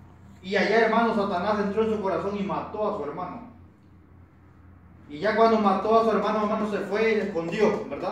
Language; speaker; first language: Spanish; native; Spanish